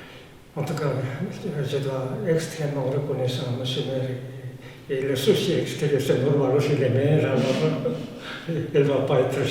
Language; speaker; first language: French; non-native, fluent; Korean